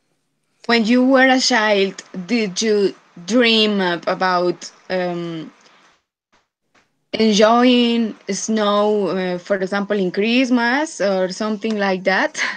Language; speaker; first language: English; non-native, fluent; Spanish